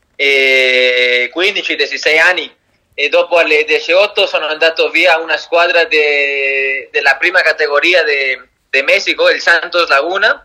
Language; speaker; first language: Italian; non-native, learner; Spanish